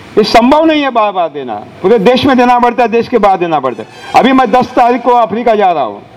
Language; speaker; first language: Hindi; non-native, local second language; Marathi